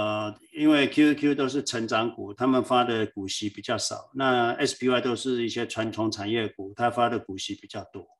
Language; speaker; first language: Chinese; native; Chinese